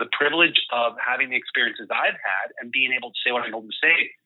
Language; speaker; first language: English; early bilingual, other home language; Spanish